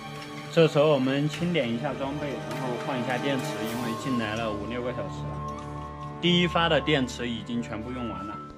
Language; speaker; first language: Chinese; native; Chinese